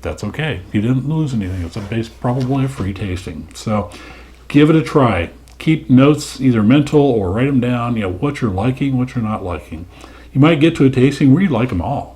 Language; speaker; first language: English; native; English